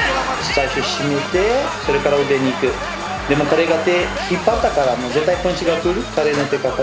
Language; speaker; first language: Japanese; non-native, learner; Portuguese